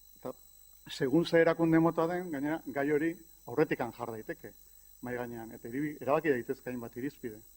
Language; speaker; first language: Basque; native; Basque